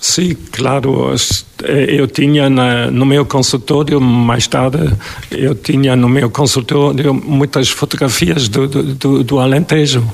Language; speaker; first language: Portuguese; non-native, fluent; German